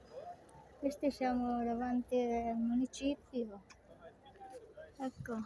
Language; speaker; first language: Italian; non-native, fluent; Cebuano